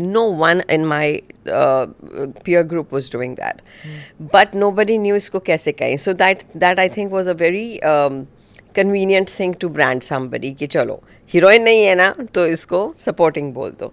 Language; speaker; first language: English; non-native, local second language; Punjabi